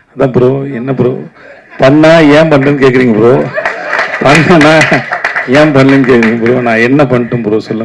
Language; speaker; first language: Tamil; native; Tamil